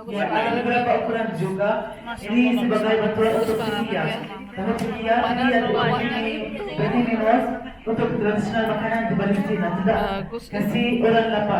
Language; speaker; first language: Indonesian; non-native, fluent; Arabic